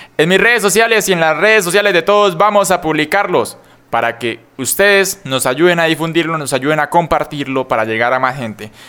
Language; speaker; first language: Spanish; native; Spanish